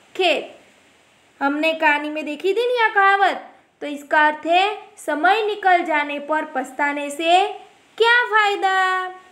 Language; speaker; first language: Hindi; non-native, local second language; Gujarati